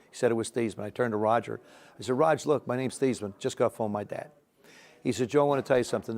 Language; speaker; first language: English; native; English